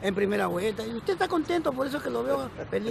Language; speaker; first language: Spanish; native; Spanish